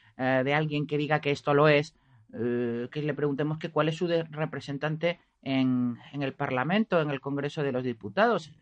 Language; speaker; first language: Spanish; native; Spanish